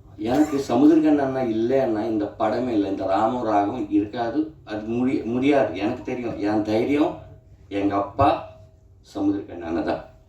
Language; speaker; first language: Tamil; non-native, learner; Telugu